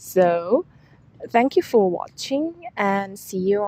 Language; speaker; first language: English; non-native, fluent; Korean